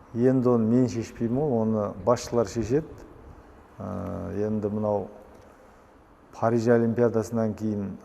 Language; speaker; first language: Kazakh; native; Kazakh